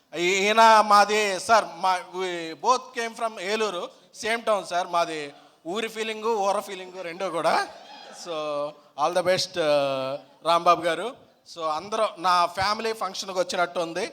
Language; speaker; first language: Telugu; native; Telugu